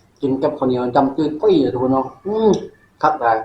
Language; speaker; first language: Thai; non-native, local second language; Northeastern Thai